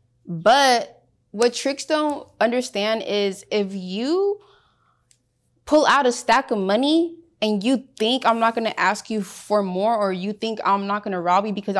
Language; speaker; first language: English; early bilingual, other home language; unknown